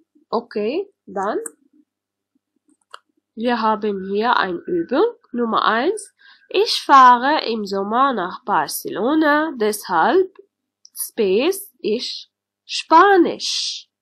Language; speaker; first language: German; non-native, learner; Arabic